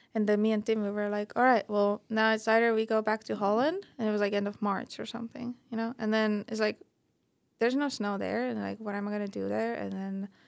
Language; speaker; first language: English; non-native, fluent; Estonian